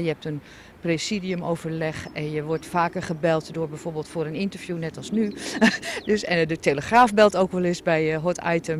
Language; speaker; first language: Dutch; native; Dutch